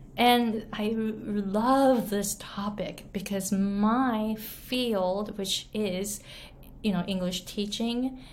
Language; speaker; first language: English; non-native, fluent; Japanese